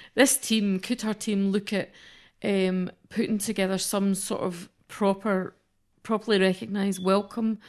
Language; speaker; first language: English; native; English